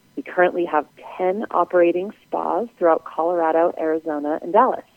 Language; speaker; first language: English; native; English